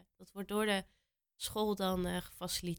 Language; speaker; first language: Dutch; native; Dutch